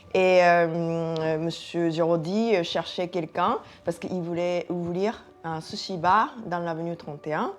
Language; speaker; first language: French; non-native, fluent; Japanese